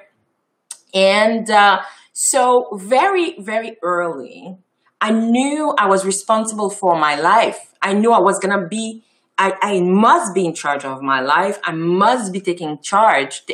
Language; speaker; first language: English; non-native, fluent; Haitian Creole